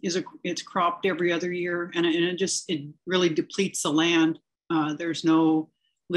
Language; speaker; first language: English; native; English